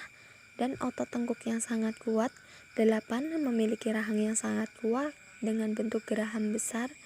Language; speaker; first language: Indonesian; native; Indonesian